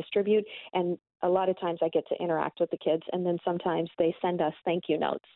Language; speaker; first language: English; native; English